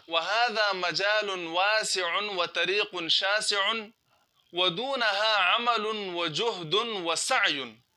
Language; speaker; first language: Arabic; non-native, fluent; Urdu